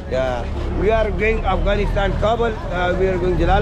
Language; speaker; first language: English; non-native, learner; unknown